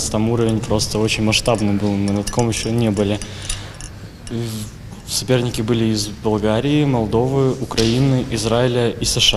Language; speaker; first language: Russian; native; Russian